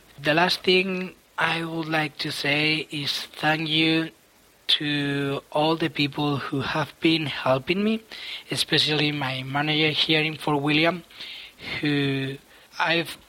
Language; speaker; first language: English; non-native, fluent; Spanish